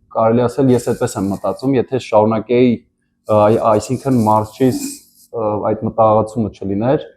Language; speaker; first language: Armenian; native; Armenian